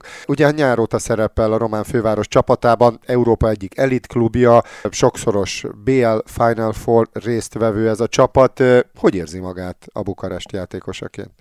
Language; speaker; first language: Hungarian; native; Hungarian